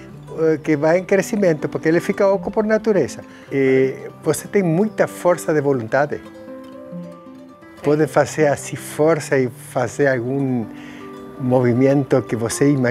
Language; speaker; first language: Portuguese; non-native, fluent; Spanish